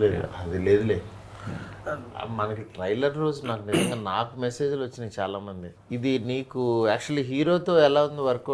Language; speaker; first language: Telugu; native; Telugu